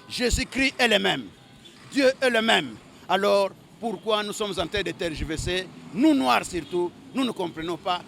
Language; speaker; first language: French; non-native, local second language; Lingala